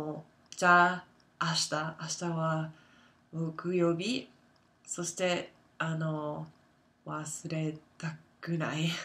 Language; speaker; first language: Japanese; non-native, learner; English